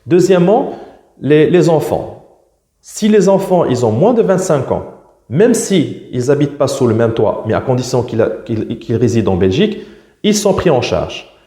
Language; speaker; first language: French; non-native, local second language; Arabic